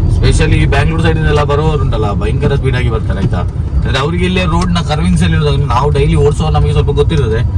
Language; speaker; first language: Kannada; non-native, local second language; Tulu